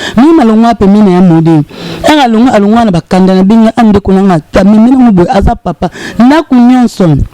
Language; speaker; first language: Lingala; native; Lingala